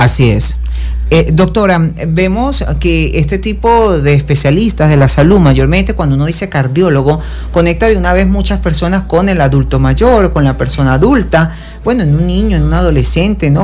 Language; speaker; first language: Spanish; native; Spanish